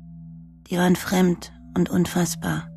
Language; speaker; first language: German; native; German